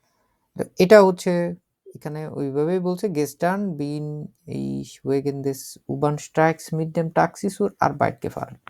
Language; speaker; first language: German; non-native, learner; Bangla